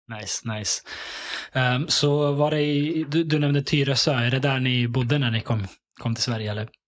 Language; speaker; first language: Swedish; early bilingual, other home language; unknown